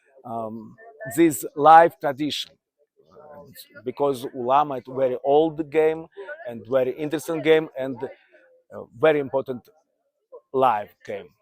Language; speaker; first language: English; non-native, learner; Russian